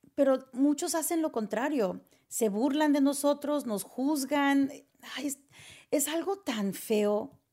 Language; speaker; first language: Spanish; early bilingual, heritage; Spanish